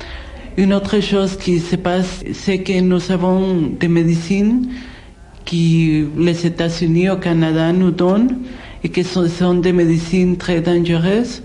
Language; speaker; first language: French; non-native, fluent; Spanish